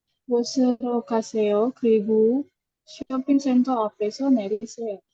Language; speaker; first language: Korean; non-native, learner; Indonesian